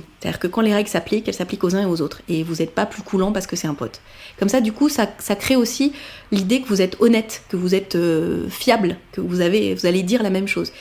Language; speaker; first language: French; native; French